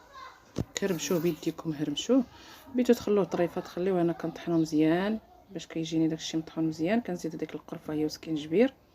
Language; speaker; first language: Arabic; native; Arabic